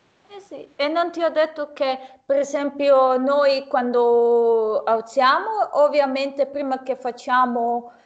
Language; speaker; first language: Italian; non-native, fluent; Serbian